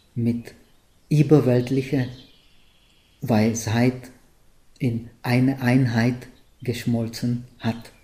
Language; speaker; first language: German; non-native, fluent; Czech